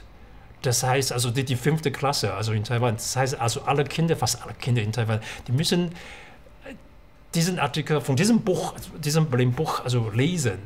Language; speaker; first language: German; non-native, fluent; Chinese